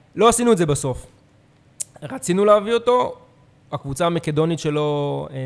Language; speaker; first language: Hebrew; native; Hebrew